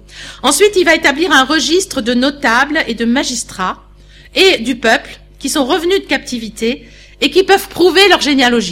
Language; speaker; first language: French; native; French